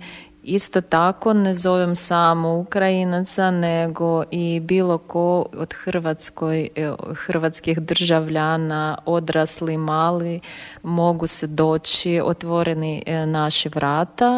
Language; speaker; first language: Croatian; non-native, learner; Ukrainian